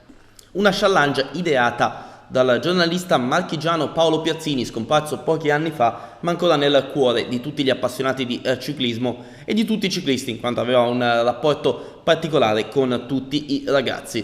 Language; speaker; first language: Italian; native; Italian